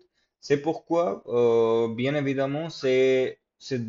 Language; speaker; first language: French; non-native, fluent; English